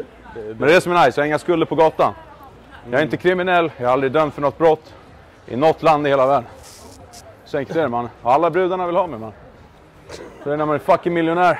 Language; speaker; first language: Swedish; native; Swedish